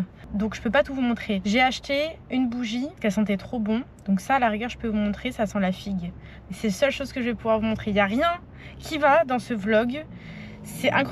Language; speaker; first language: French; native; French